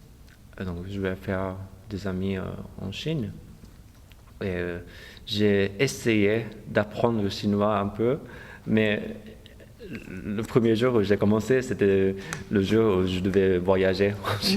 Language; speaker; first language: French; non-native, fluent; Japanese